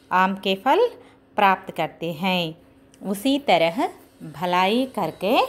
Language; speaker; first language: Hindi; non-native, local second language; Telugu